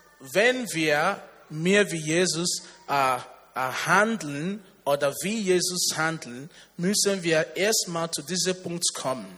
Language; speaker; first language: German; non-native, learner; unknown